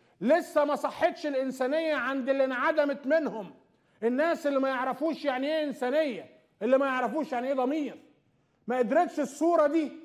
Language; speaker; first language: Arabic; native; Arabic